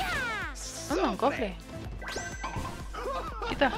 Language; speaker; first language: Spanish; native; Spanish